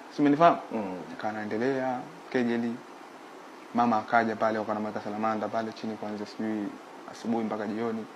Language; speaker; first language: Swahili; native; Swahili